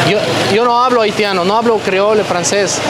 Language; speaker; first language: Spanish; native; Spanish